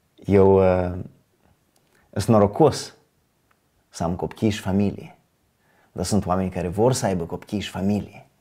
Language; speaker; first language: Romanian; native; Romanian